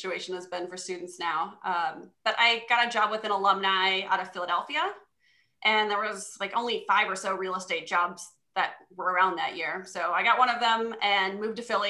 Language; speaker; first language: English; native; English